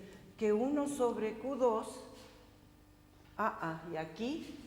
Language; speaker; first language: Spanish; native; Spanish